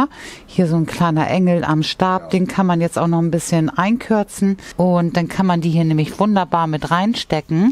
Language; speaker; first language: German; native; German